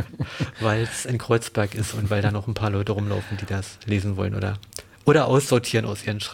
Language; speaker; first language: German; native; German